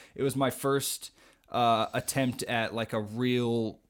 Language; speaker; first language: English; native; English